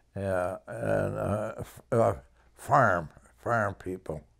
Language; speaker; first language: English; native; English